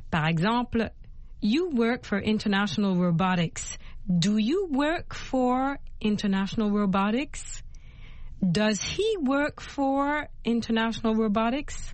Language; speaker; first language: English; non-native, fluent; French